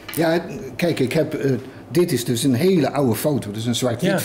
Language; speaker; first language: Dutch; native; Dutch